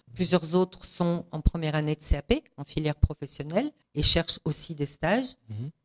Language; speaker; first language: French; native; French